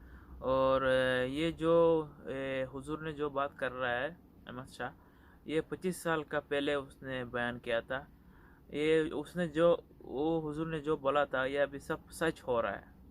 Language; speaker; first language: Hindi; non-native, local second language; Bangla